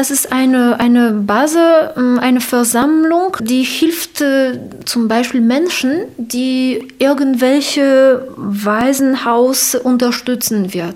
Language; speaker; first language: German; non-native, fluent; Polish